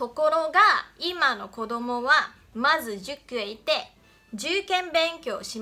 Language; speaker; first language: Japanese; non-native, fluent; Chinese